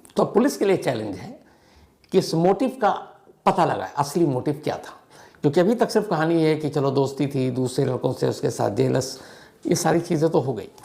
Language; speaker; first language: Hindi; native; Hindi